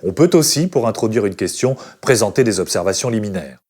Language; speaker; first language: French; native; French